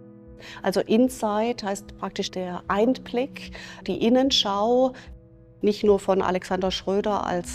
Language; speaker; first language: German; native; German